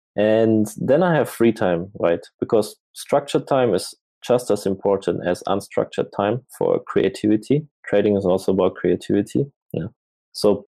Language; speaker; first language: English; non-native, fluent; German